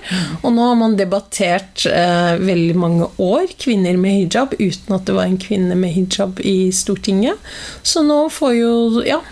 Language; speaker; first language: Norwegian; early bilingual, other home language; Somali